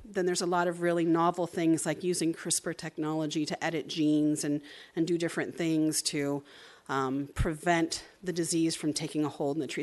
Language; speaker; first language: English; native; English